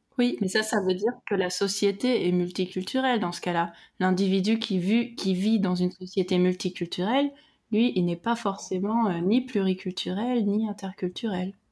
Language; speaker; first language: French; native; French